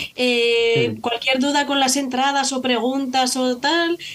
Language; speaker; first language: Spanish; native; Spanish